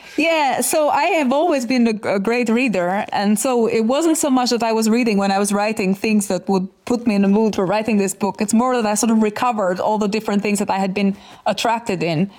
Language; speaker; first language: English; non-native, fluent; Albanian